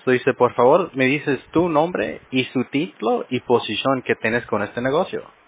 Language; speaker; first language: Spanish; early bilingual, heritage; Spanish